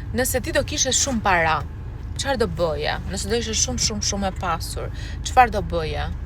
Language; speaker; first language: Albanian; native; Albanian